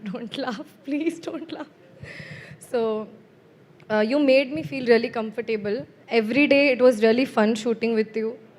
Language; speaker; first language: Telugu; non-native, learner; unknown